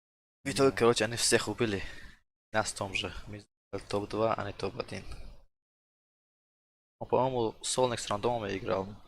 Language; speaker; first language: Russian; non-native, local second language; Tajik